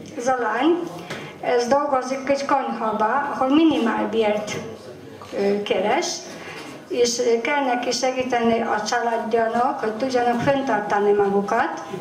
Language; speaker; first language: Hungarian; non-native, fluent; Polish